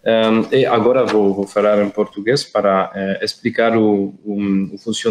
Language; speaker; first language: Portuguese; non-native, fluent; French